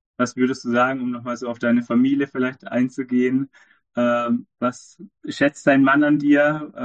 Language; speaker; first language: German; native; German